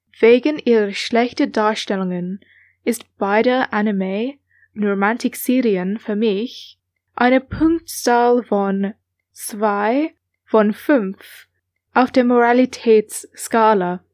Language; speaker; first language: German; non-native, learner; English